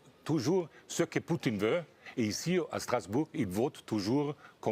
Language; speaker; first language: French; non-native, fluent; German